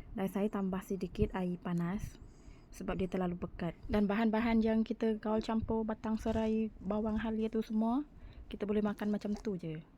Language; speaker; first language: Malay; native; Malay